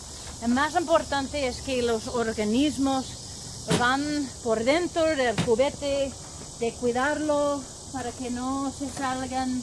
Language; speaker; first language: Spanish; non-native, learner; English